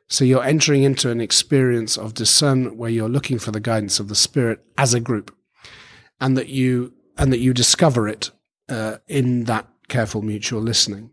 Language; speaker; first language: English; native; English